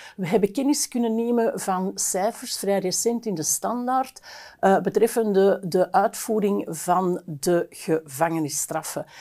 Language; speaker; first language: Dutch; native; Dutch